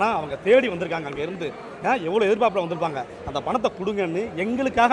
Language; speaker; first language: Tamil; native; Tamil